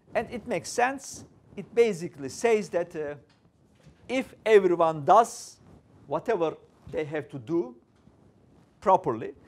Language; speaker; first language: English; non-native, fluent; Turkish